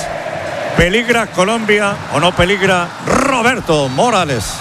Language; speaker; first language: Spanish; native; Spanish